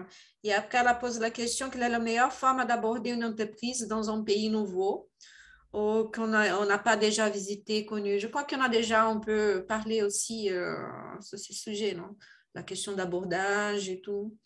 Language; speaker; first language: French; non-native, fluent; Portuguese